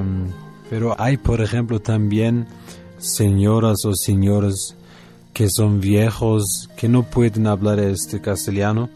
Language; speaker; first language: Spanish; non-native, learner; German